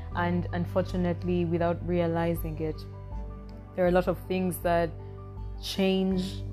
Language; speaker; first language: English; non-native, local second language; Acoli